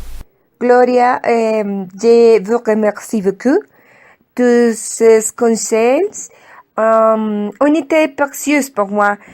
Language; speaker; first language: French; non-native, learner; Spanish